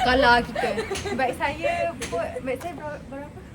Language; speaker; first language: Malay; native; Malay